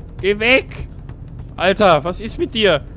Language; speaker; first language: German; native; German